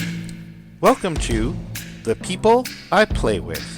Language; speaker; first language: English; native; English